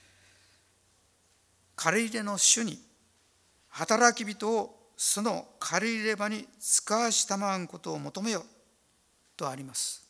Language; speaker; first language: Japanese; native; Japanese